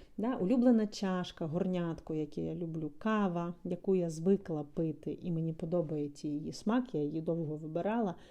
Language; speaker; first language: Ukrainian; non-native, local second language; Russian